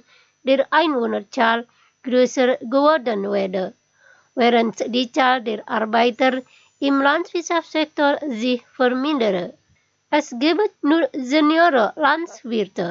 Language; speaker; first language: German; non-native, fluent; Indonesian